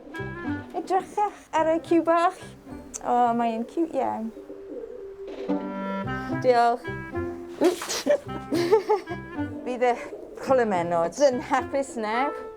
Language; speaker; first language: Welsh; non-native, local second language; English